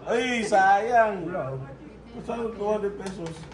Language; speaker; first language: Filipino; native; Filipino